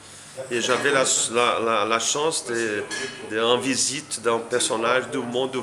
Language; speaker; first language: French; non-native, learner; Portuguese